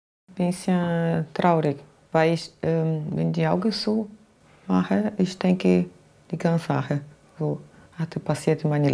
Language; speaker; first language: German; non-native, learner; Portuguese